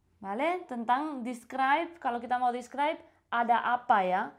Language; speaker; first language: Indonesian; non-native, fluent; Spanish